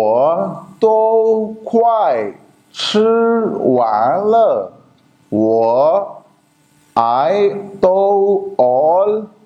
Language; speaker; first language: Chinese; non-native, learner; Urdu